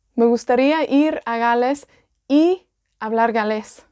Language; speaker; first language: Spanish; non-native, fluent; Welsh